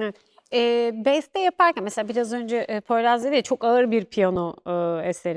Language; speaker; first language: Turkish; native; Turkish